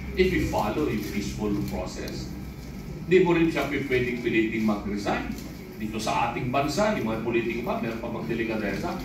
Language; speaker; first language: Filipino; non-native, local second language; Iloko